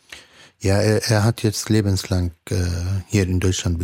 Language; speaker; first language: German; non-native, fluent; Arabic